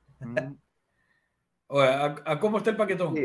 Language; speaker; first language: Spanish; native; Spanish